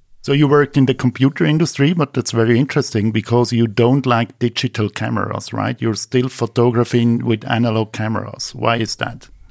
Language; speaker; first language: English; non-native, fluent; German